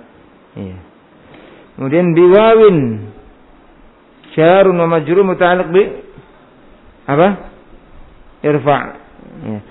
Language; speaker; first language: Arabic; non-native, fluent; Indonesian